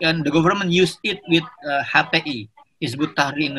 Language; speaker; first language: English; non-native, learner; Indonesian